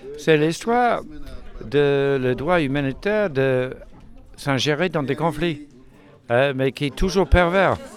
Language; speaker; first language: French; non-native, fluent; English